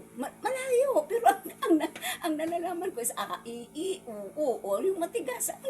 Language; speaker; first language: Filipino; non-native, local second language; Cebuano